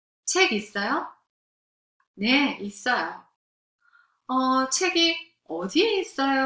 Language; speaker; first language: Korean; non-native, fluent; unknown